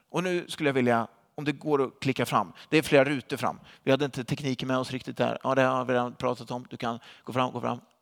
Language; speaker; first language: Swedish; native; Swedish